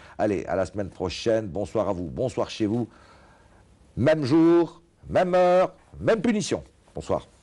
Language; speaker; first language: French; non-native, local second language; Arabic